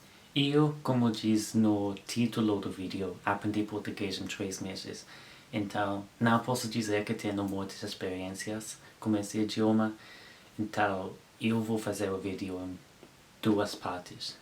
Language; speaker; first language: Portuguese; non-native, learner; English